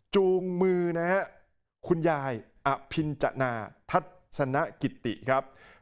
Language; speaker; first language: Thai; native; Thai